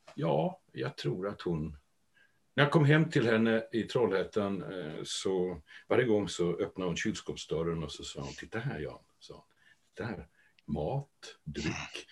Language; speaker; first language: Swedish; native; Swedish